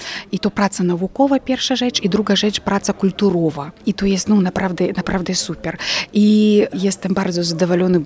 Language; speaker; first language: Polish; non-native, fluent; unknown